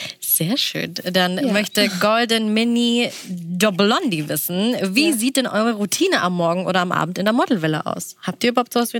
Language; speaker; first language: German; native; German